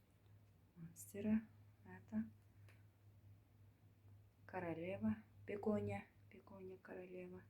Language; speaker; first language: Russian; non-native, learner; Turkmen